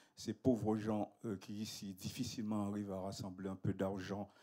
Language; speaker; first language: French; native; French